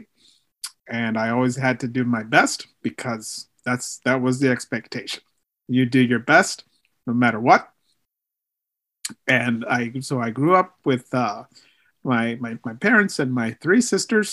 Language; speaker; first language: English; early bilingual, other home language; Spanish